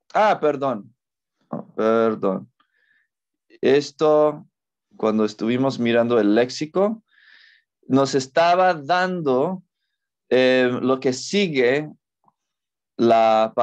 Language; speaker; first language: Spanish; non-native, fluent; English